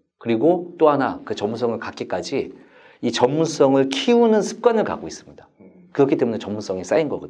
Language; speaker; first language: Korean; native; Korean